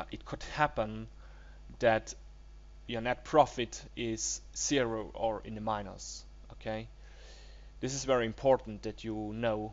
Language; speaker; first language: English; non-native, learner; German